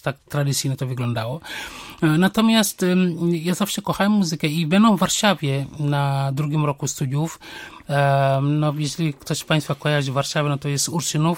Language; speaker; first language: Polish; non-native, fluent; Wolof